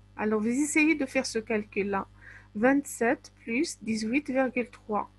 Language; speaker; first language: French; non-native, local second language; Arabic